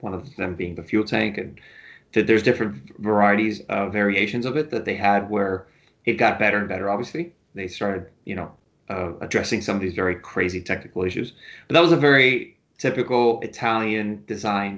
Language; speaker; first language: English; native; English